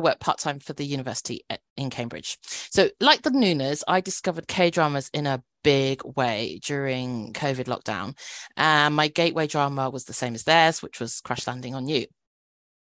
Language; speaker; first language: English; non-native, local second language; Cantonese